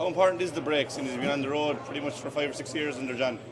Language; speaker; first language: English; native; English